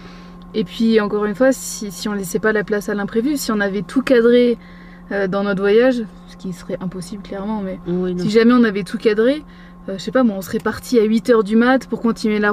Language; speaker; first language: French; native; French